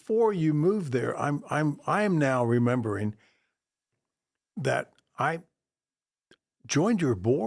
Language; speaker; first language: English; native; English